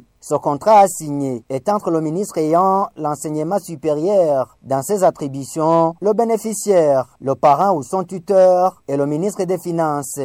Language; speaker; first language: French; non-native, local second language; Rundi